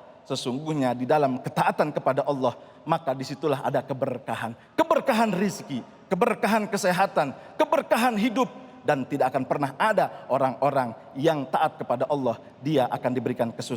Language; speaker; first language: Indonesian; native; Indonesian